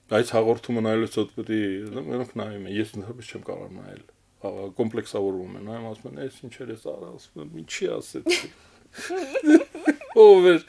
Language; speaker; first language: Armenian; native; Armenian